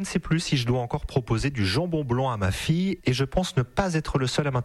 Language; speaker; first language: French; native; French